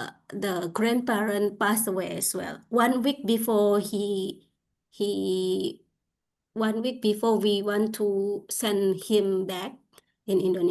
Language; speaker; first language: English; non-native, learner; Indonesian